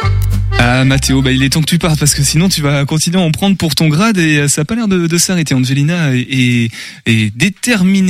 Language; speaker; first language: French; native; French